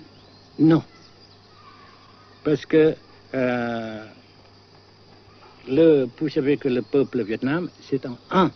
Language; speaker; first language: French; non-native, fluent; Vietnamese